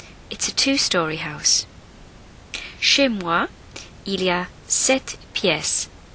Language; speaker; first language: English; native; English